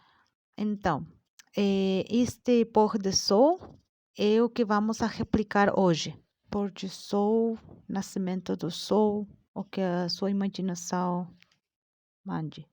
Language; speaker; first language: Portuguese; non-native, learner; Spanish